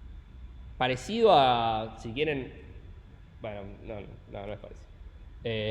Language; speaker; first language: Spanish; native; Spanish